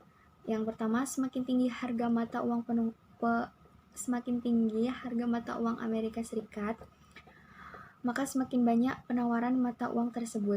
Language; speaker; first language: Indonesian; native; Indonesian